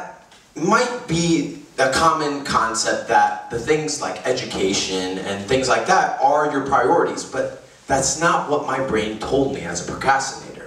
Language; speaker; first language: English; native; English